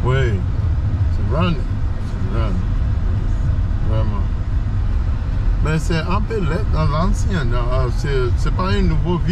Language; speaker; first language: French; non-native, fluent; English